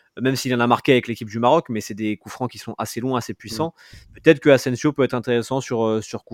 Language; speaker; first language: French; native; French